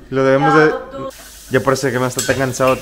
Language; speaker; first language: Spanish; native; Spanish